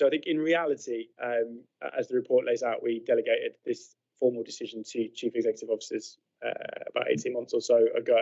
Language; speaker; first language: English; native; English